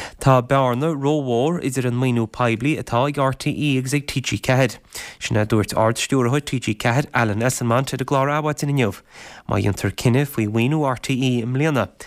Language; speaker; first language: Irish; native; Irish